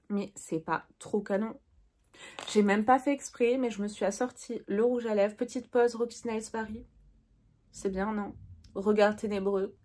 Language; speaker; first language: French; native; French